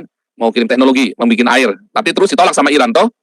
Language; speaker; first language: Indonesian; native; Indonesian